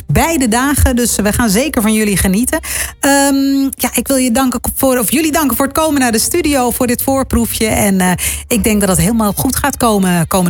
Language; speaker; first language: Dutch; native; Dutch